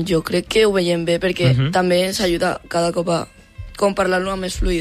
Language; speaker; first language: Catalan; non-native, local second language; Spanish